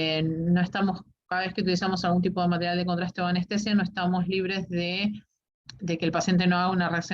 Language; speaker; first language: Spanish; native; Spanish